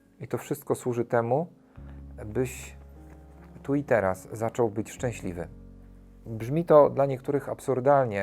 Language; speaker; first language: Polish; native; Polish